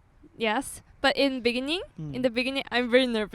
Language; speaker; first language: English; non-native, learner; Korean